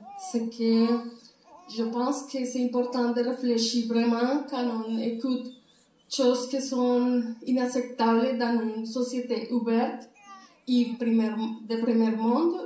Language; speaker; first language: French; non-native, learner; Spanish